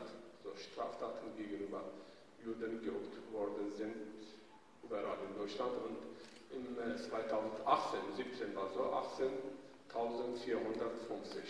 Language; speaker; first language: German; non-native, fluent; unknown